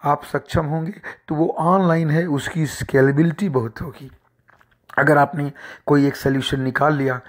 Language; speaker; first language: Hindi; native; Hindi